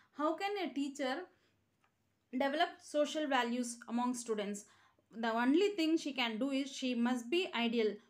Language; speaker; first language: English; non-native, local second language; Tamil